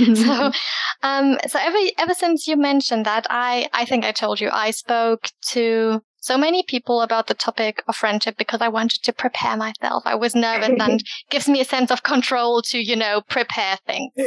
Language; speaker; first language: English; early bilingual, other home language; German